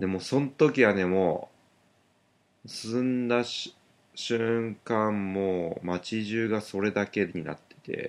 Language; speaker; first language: Japanese; native; Japanese